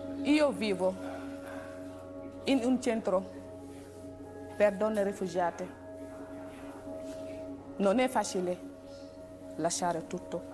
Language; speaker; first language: Italian; non-native, learner; Wolof